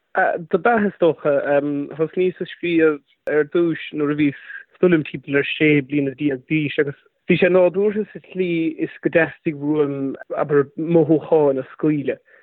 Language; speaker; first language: Irish; non-native, local second language; English